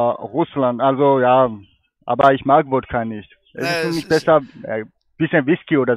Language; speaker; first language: German; non-native, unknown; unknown